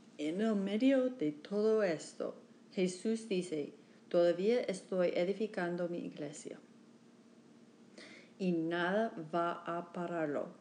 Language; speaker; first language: Spanish; non-native, learner; English